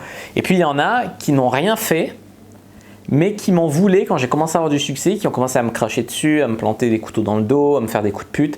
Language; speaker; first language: French; native; French